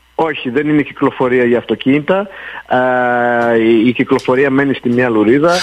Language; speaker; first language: Greek; early bilingual, heritage; Greek